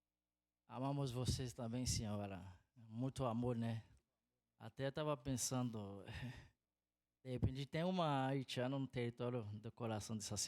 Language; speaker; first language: Portuguese; non-native, fluent; Haitian Creole